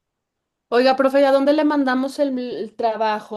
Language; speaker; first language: Spanish; native; Spanish